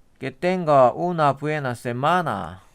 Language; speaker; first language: Spanish; non-native, learner; Korean